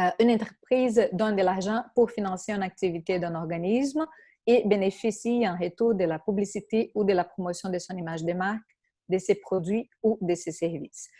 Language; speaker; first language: French; non-native, fluent; Portuguese